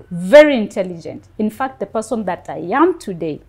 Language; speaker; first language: English; non-native, local second language; Luo (Kenya and Tanzania)